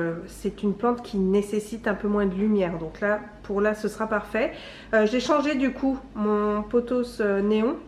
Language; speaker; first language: French; native; French